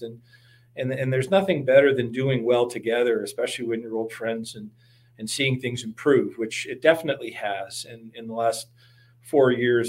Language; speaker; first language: English; native; English